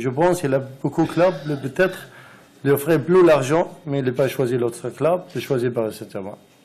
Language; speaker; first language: French; non-native, learner; Arabic